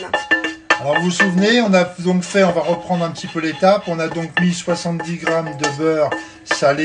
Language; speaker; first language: French; native; French